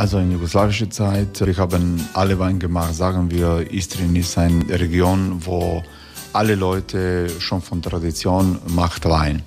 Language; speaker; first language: German; non-native, learner; Croatian